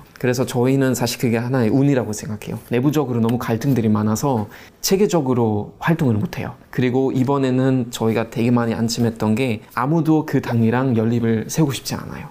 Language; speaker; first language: Korean; non-native, fluent; German